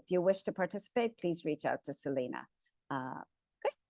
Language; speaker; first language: English; native; English